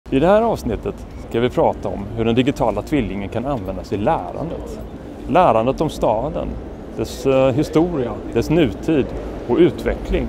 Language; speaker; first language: Swedish; native; Swedish